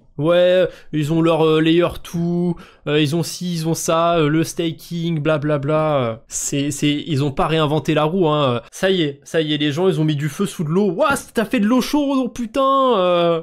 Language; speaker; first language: French; native; French